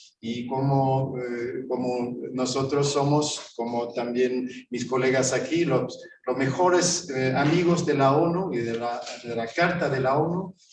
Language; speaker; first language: Spanish; non-native, fluent; Swedish